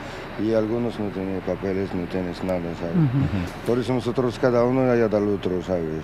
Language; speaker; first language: Spanish; non-native, learner; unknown